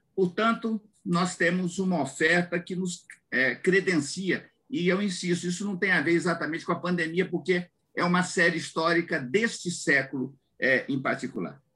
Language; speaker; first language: Portuguese; native; Portuguese